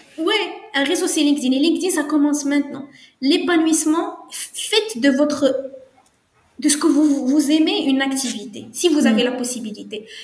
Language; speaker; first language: French; non-native, local second language; Arabic